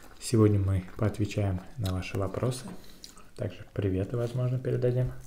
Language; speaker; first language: Russian; native; Russian